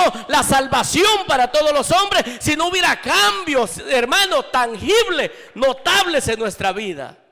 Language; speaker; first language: Spanish; native; Spanish